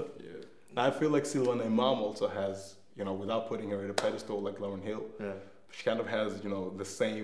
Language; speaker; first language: English; non-native, fluent; Danish